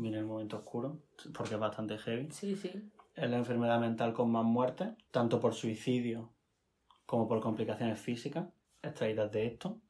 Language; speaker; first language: Spanish; native; Spanish